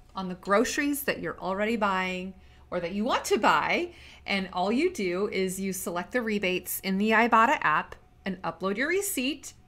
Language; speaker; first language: English; native; English